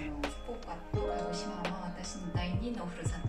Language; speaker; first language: Japanese; non-native, fluent; Korean